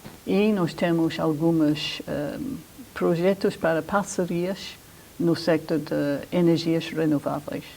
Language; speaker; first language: Portuguese; non-native, fluent; English